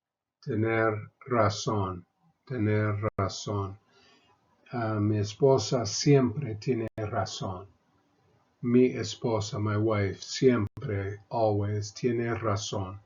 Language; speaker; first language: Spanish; non-native, fluent; English